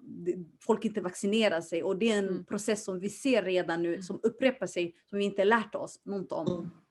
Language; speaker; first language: Swedish; early bilingual, other home language; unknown